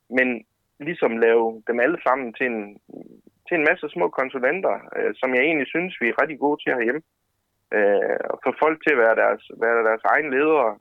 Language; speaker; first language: Danish; native; Danish